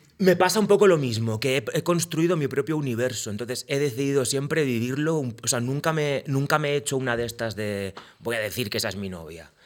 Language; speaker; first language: Spanish; native; Spanish